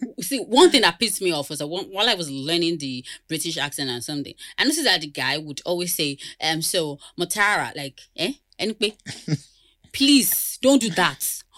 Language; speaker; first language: English; non-native, local second language; Yoruba